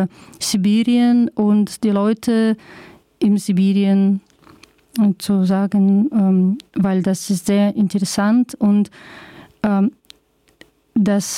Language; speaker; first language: German; non-native, learner; Russian